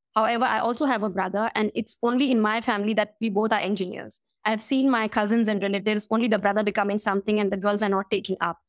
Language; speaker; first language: English; non-native, local second language; Hindi